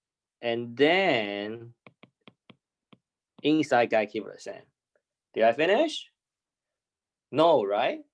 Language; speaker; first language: English; non-native, fluent; Chinese